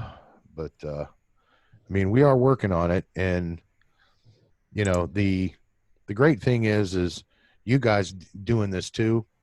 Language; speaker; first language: English; native; English